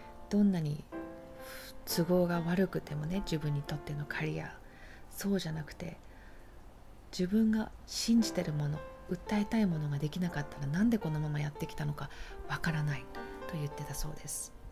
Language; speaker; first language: Japanese; native; Japanese